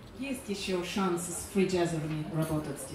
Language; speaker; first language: Russian; non-native, learner; German